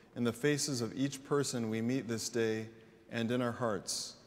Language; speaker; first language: English; native; English